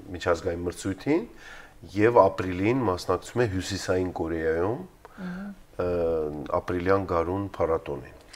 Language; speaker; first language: Armenian; native; Armenian